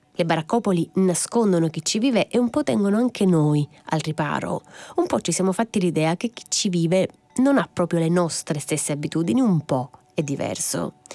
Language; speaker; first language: Italian; native; Italian